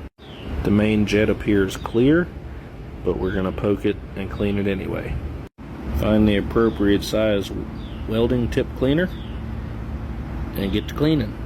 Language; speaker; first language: English; native; English